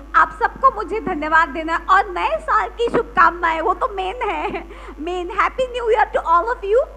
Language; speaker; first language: Hindi; non-native, local second language; Marathi